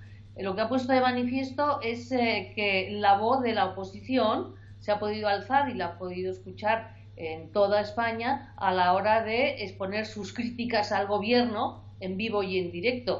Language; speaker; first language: Spanish; native; Spanish